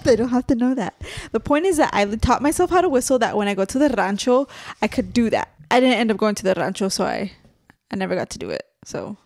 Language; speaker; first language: English; early bilingual, other home language; Spanish